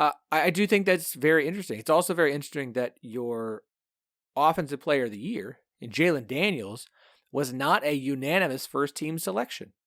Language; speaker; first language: English; native; English